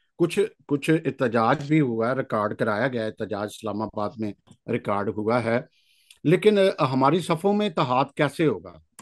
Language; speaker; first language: Urdu; non-native, local second language; Punjabi